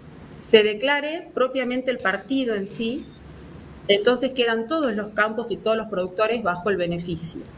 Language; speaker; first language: Spanish; native; Spanish